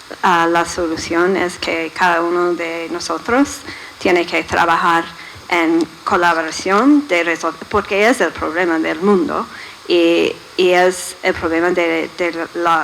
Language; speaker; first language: Spanish; non-native, fluent; English